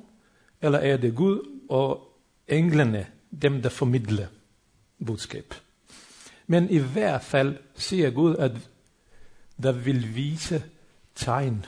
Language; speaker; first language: Swedish; non-native, fluent; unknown